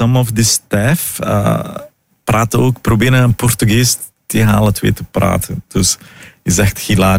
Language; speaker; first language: Dutch; non-native, learner; Portuguese